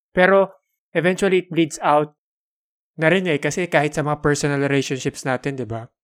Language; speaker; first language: Filipino; native; Filipino